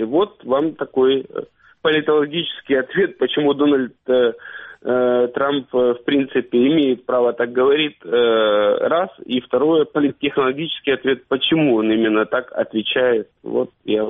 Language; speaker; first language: Russian; native; Russian